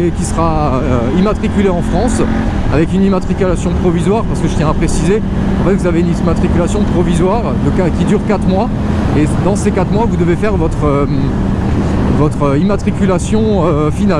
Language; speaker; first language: French; native; French